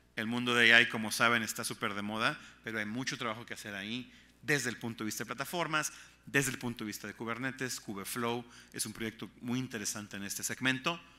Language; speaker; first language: Spanish; native; Spanish